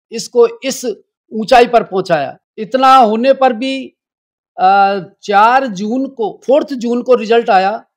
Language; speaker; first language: Hindi; native; Hindi